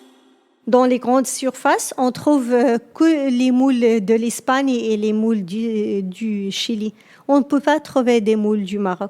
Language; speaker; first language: French; non-native, local second language; Berber languages